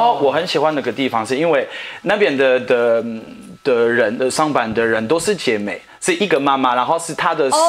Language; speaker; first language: Chinese; non-native, fluent; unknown